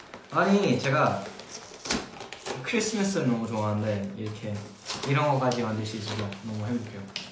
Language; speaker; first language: Korean; early bilingual, heritage; Korean